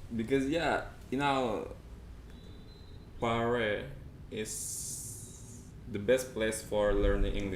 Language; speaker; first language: English; non-native, fluent; Indonesian